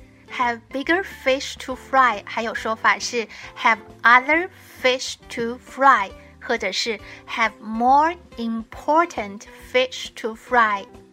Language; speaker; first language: English; non-native, fluent; Chinese